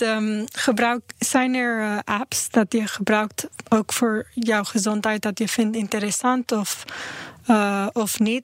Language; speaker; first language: Dutch; non-native, learner; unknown